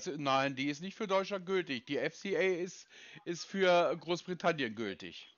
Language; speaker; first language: German; native; German